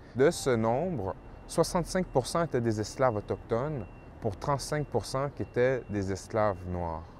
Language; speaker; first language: French; native; French